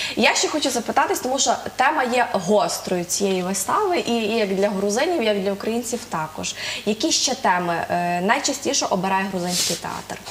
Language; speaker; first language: Ukrainian; native; Ukrainian